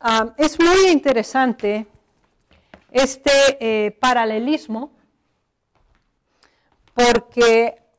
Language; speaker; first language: Spanish; native; Spanish